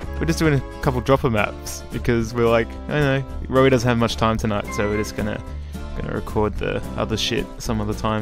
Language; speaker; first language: English; native; English